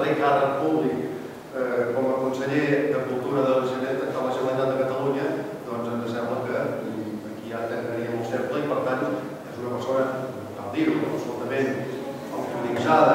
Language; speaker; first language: Catalan; native; Catalan